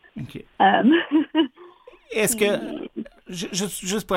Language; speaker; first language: French; non-native, local second language; English